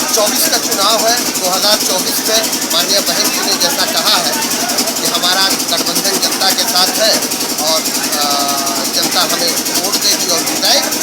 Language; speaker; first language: Hindi; native; Hindi